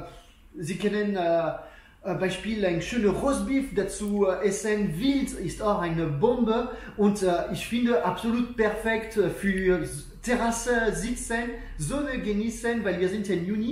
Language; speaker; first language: German; non-native, learner; French